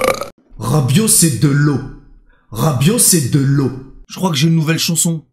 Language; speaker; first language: French; native; French